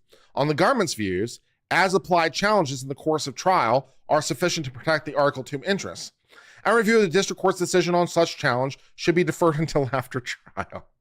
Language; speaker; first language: English; native; English